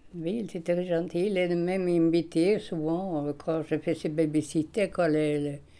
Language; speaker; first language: French; non-native, fluent; Swedish